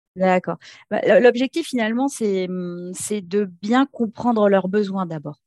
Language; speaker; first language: French; native; French